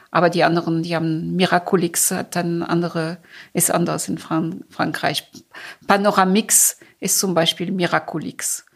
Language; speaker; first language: German; non-native, fluent; French